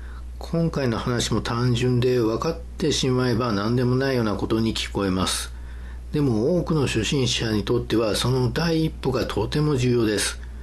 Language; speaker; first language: Japanese; native; Japanese